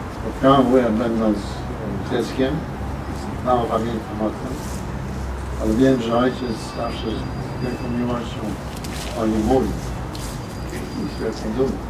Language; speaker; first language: Polish; early bilingual, heritage; Polish